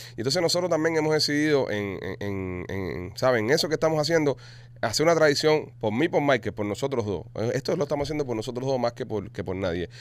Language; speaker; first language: Spanish; native; Spanish